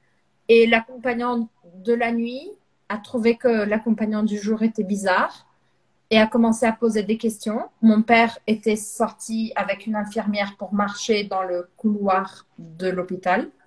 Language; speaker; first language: French; non-native, fluent; Portuguese